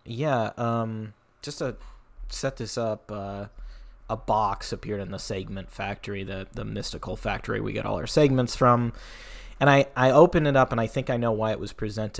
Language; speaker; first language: English; native; English